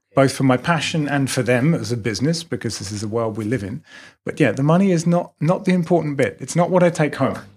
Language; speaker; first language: English; native; English